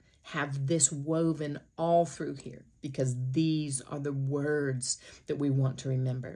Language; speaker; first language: English; native; English